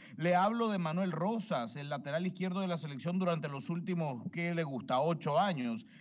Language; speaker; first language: Spanish; native; Spanish